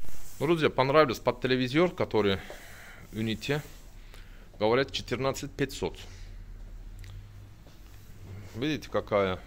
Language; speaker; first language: Russian; non-native, learner; Turkish